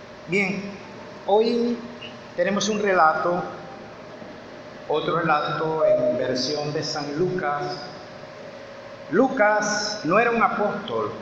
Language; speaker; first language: Spanish; native; Spanish